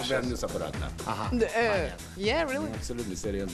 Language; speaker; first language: Russian; non-native, learner; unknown